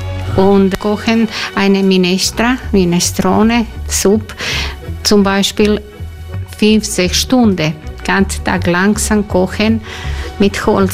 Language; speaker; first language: German; non-native, learner; Croatian